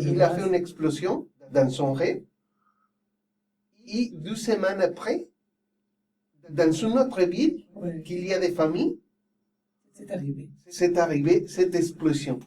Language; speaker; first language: French; non-native, fluent; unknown